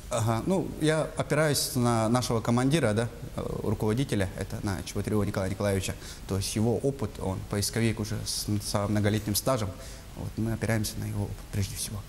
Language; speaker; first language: Russian; non-native, local second language; Yakut